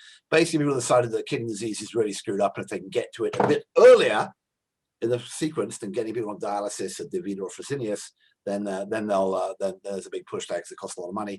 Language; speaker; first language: English; native; English